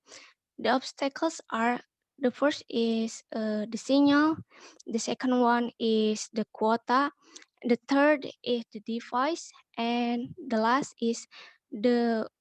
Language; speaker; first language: English; non-native, learner; Indonesian